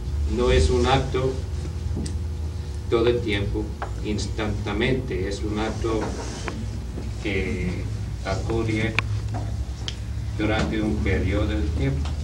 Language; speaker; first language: Spanish; non-native, learner; English